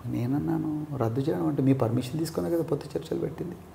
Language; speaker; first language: Telugu; native; Telugu